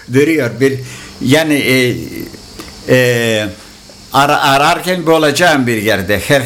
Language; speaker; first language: Turkish; non-native, local second language; Greek